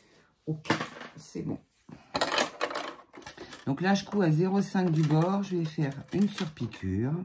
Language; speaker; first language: French; native; French